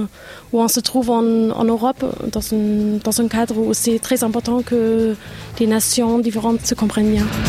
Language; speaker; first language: French; non-native, fluent; German